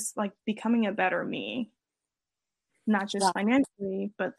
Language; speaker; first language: English; native; English